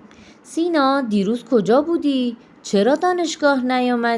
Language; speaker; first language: Persian; non-native, fluent; Urdu